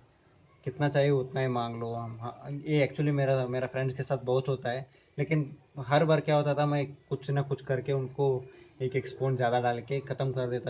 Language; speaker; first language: Hindi; non-native, local second language; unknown